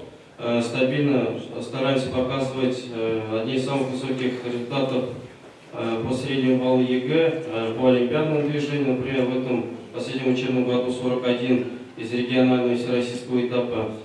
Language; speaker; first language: Russian; non-native, local second language; Tatar